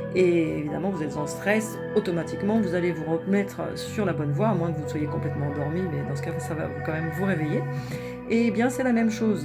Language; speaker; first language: French; native; French